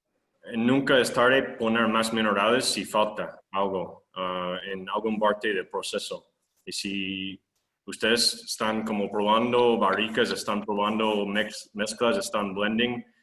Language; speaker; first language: Spanish; non-native, fluent; English